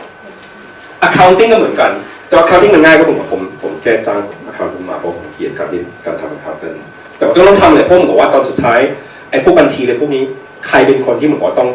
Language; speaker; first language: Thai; early bilingual, heritage; Thai